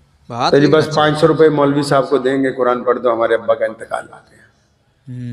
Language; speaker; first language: Urdu; native; Urdu